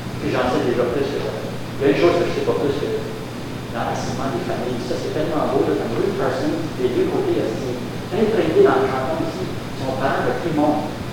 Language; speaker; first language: French; native; French